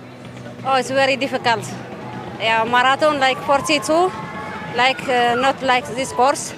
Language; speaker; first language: English; non-native, learner; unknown